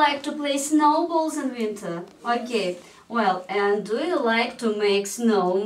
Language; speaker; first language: English; non-native, fluent; Russian